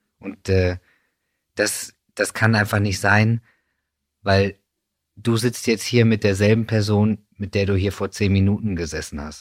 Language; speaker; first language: German; native; German